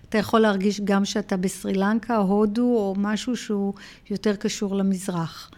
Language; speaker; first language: Hebrew; early bilingual, heritage; Hebrew